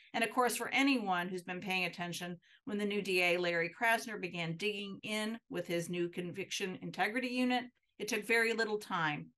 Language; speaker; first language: English; native; English